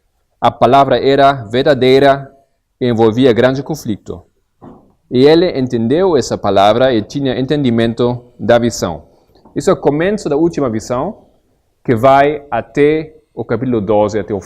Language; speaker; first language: Portuguese; non-native, fluent; Spanish